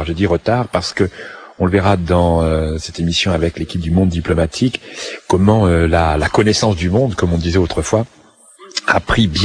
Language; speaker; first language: French; native; French